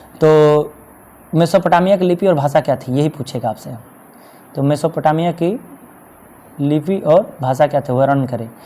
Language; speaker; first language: Hindi; native; Hindi